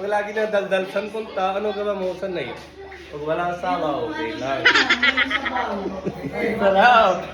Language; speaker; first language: Filipino; non-native, learner; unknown